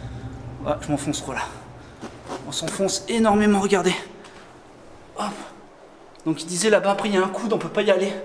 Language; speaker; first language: French; native; French